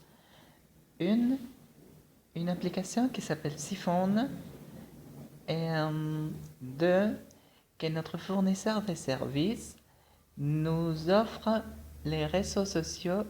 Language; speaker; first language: French; non-native, fluent; Spanish